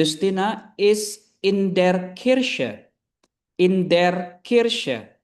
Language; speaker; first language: German; non-native, fluent; Indonesian